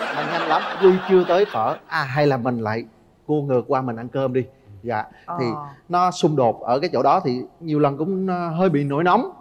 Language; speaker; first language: Vietnamese; native; Vietnamese